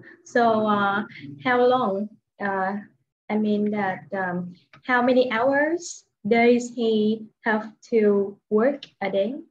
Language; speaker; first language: English; non-native, fluent; Vietnamese